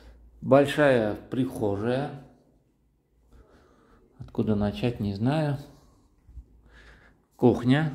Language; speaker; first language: Russian; non-native, fluent; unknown